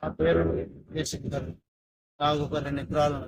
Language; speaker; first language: Telugu; native; Telugu